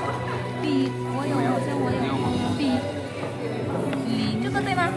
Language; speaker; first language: Chinese; non-native, learner; Hmong